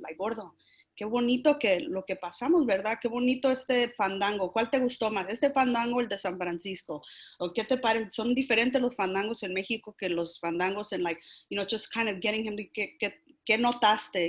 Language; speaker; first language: Spanish; early bilingual, heritage; Spanish